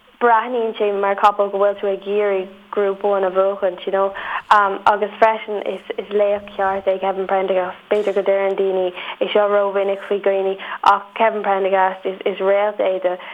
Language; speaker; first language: Irish; non-native, local second language; English